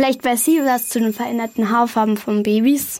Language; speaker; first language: German; native; German